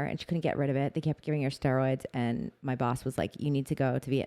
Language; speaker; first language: English; native; English